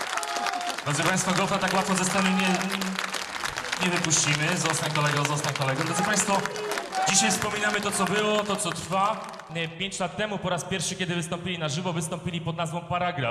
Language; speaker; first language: Polish; native; Polish